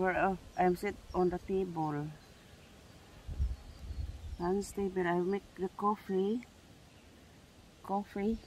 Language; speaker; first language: English; non-native, learner; Filipino